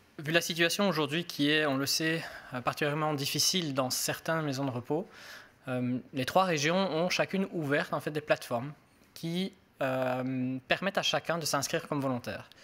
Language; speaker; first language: French; native; French